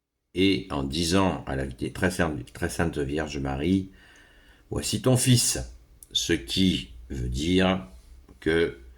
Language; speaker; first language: French; native; French